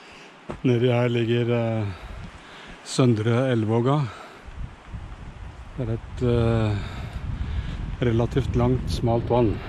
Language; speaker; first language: Norwegian; native; Norwegian